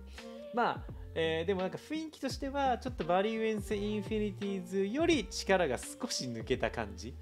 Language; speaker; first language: Japanese; native; Japanese